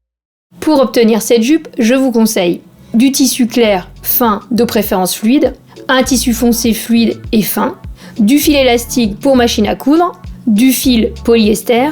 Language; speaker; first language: French; native; French